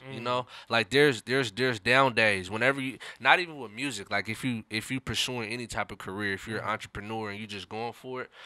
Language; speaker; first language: English; native; English